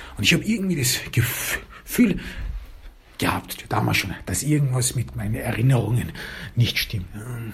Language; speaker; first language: German; early bilingual, other home language; Turkish